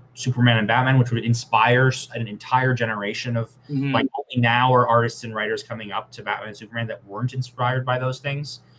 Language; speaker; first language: English; native; English